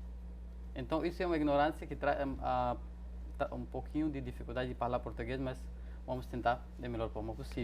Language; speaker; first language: Portuguese; non-native, fluent; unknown